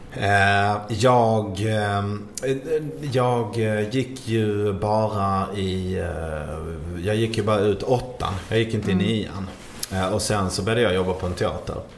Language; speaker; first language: Swedish; native; Swedish